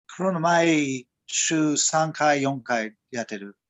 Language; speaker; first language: Japanese; non-native, learner; English